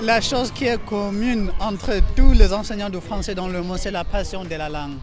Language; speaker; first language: French; non-native, fluent; Zulu